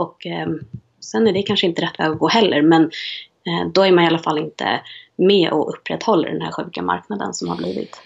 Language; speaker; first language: Swedish; native; Swedish